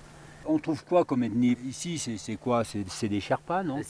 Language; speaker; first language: French; native; French